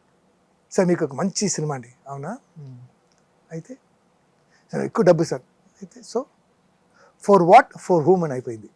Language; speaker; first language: Telugu; non-native, fluent; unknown